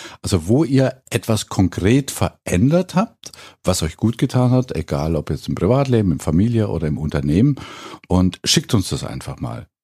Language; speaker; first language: German; native; German